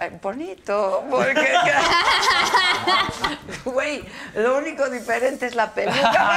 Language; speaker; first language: Spanish; native; Spanish